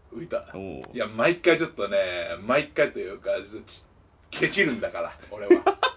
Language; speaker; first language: Japanese; non-native, fluent; Chinese